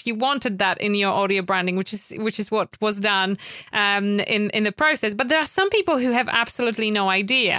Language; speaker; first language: English; non-native, fluent; Polish